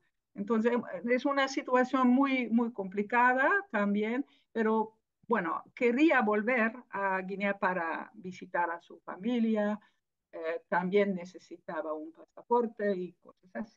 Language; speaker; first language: Spanish; non-native, fluent; Dutch